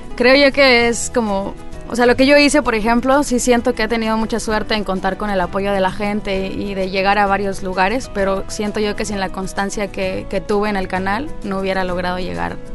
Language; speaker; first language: Spanish; native; Spanish